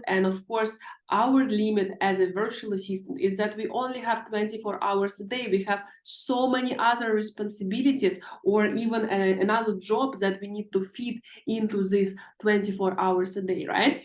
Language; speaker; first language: English; non-native, fluent; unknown